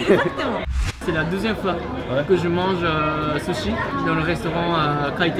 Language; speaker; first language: French; non-native, fluent; Japanese